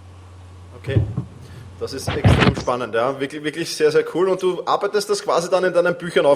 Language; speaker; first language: German; native; German